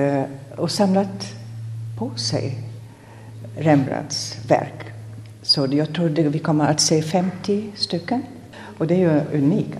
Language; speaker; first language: Swedish; non-native, fluent; German